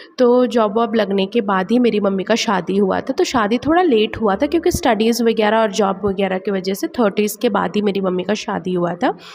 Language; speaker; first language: Hindi; non-native, local second language; Malayalam